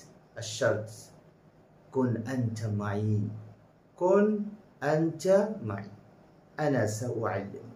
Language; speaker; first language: Arabic; non-native, fluent; Bangla